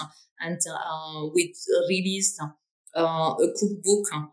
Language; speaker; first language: English; non-native, fluent; French